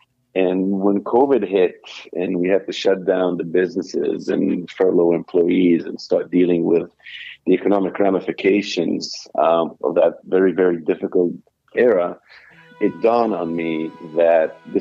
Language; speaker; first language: English; non-native, fluent; Hebrew